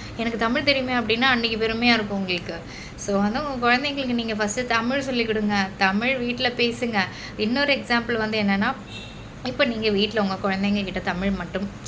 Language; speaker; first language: Tamil; non-native, local second language; Malayalam